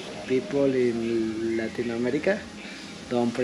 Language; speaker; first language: English; non-native, learner; Spanish